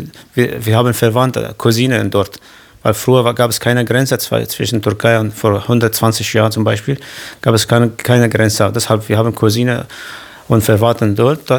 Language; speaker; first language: German; non-native, learner; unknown